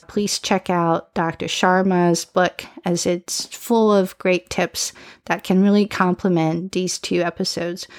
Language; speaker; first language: English; early bilingual, other home language; Chinese